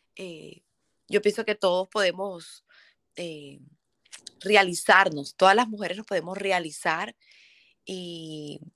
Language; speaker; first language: Spanish; native; Spanish